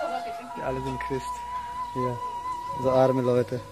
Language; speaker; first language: German; non-native, learner; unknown